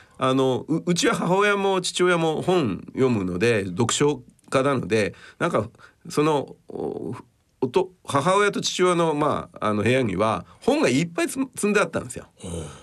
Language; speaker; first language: Japanese; native; Japanese